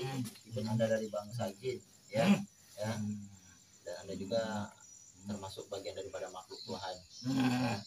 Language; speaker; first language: Indonesian; native; Indonesian